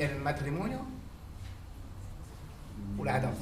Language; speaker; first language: Spanish; non-native, fluent; French